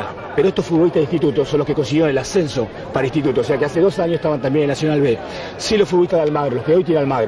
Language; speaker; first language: Spanish; native; Spanish